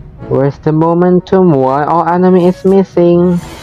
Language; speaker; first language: English; non-native, learner; Indonesian